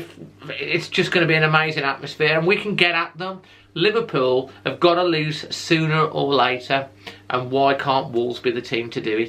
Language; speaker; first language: English; native; English